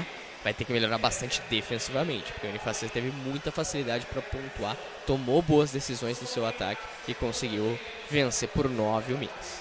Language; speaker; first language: Portuguese; native; Portuguese